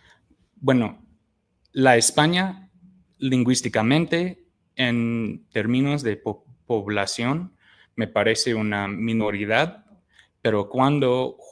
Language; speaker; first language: Spanish; non-native, fluent; English